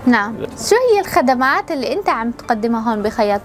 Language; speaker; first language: Arabic; native; Arabic